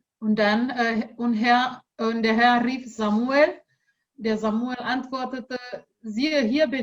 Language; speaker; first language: German; non-native, learner; Indonesian